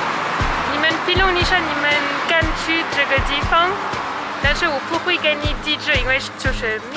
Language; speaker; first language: Chinese; non-native, learner; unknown